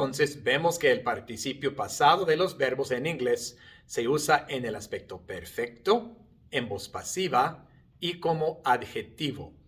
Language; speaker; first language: Spanish; non-native, fluent; English